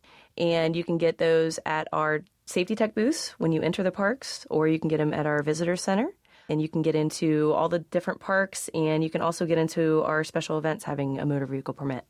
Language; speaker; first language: English; native; English